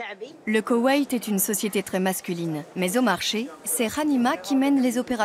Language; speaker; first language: French; native; French